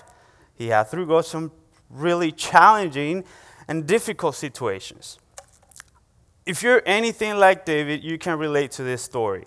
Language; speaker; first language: English; non-native, fluent; Spanish